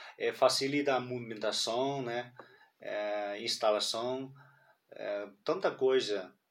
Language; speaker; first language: Portuguese; non-native, fluent; Chinese